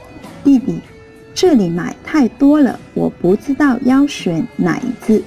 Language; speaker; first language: Chinese; non-native, fluent; Vietnamese